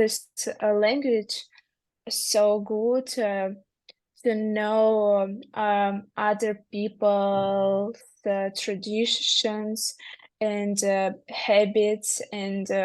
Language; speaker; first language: English; non-native, learner; Russian